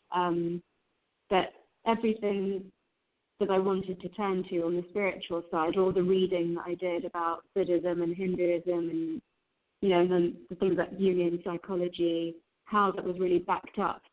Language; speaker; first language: English; native; English